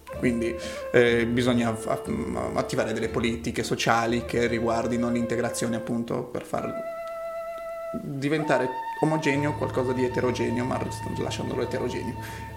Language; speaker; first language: Italian; early bilingual, other home language; Spanish